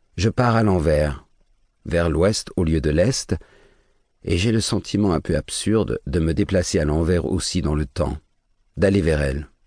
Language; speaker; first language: French; native; French